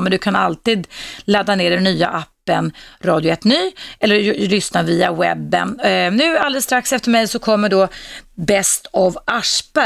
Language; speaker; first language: Swedish; native; Swedish